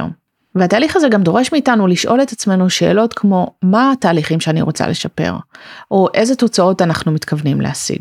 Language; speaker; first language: Hebrew; native; Hebrew